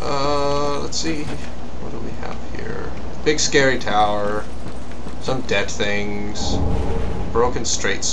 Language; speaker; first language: English; native; English